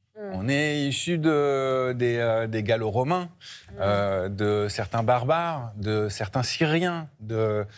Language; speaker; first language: French; early bilingual, other home language; Hebrew